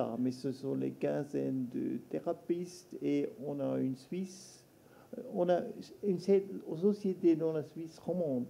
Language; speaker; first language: French; non-native, local second language; German